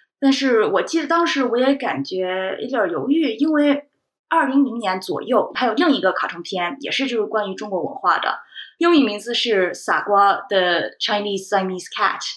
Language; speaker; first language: Chinese; early bilingual, heritage; Chinese